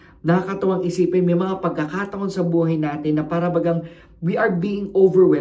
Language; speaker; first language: Filipino; native; Filipino